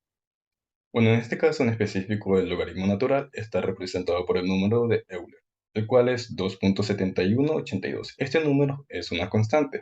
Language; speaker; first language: Spanish; native; Spanish